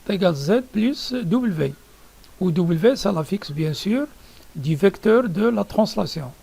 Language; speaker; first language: French; non-native, local second language; Arabic